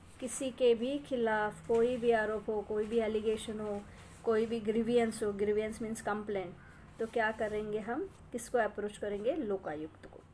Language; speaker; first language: Hindi; non-native, local second language; Marathi